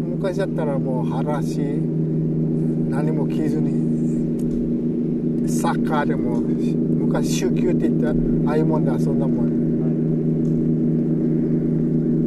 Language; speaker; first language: Japanese; native; Japanese